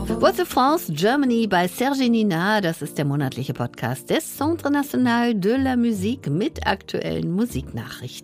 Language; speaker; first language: German; native; German